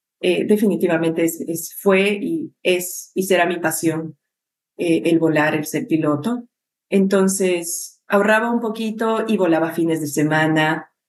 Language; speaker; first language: Spanish; native; Spanish